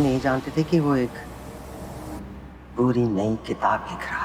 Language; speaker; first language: Hindi; native; Hindi